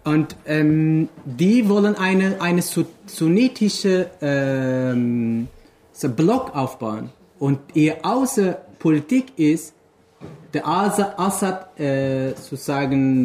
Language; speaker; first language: German; non-native, fluent; Kurdish